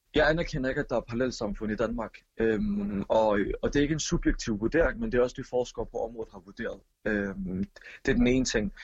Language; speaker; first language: Danish; early bilingual, other home language; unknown